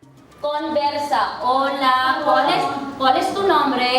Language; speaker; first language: Spanish; non-native, fluent; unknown